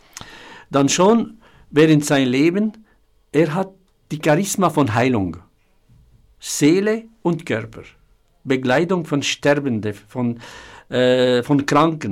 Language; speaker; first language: German; non-native, fluent; Arabic